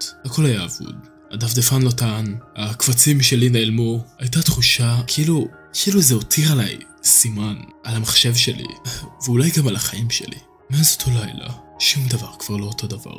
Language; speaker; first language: Hebrew; native; Hebrew